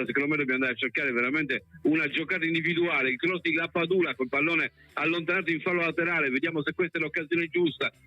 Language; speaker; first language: Italian; native; Italian